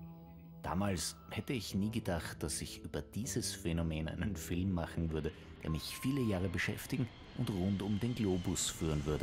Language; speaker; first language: German; native; German